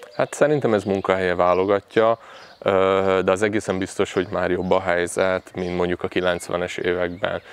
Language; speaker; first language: Hungarian; native; Hungarian